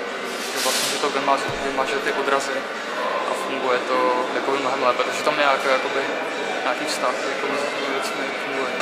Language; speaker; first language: Czech; native; Czech